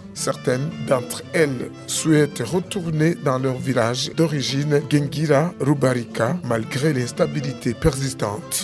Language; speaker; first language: French; non-native, local second language; Rundi